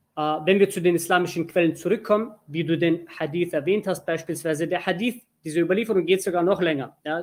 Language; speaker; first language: German; early bilingual, other home language; Turkish